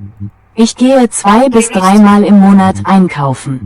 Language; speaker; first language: German; non-native, learner; Bangla